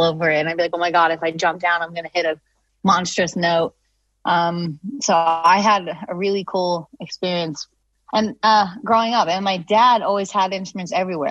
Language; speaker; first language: English; native; English